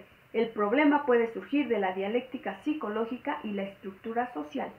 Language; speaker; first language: Spanish; native; Spanish